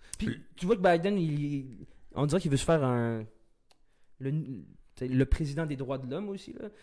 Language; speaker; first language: French; early bilingual, other home language; Arabic